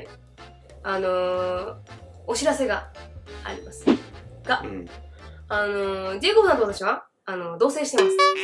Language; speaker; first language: Japanese; native; Japanese